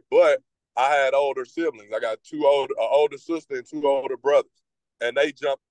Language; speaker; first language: English; native; English